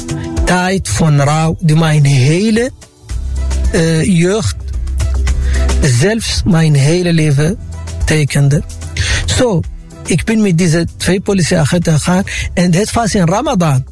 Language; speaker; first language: Dutch; non-native, fluent; Arabic